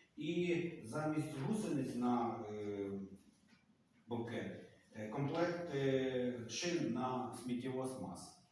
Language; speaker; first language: Ukrainian; native; Ukrainian